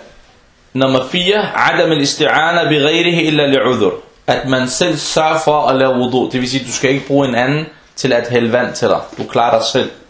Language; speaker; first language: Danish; non-native, fluent; Arabic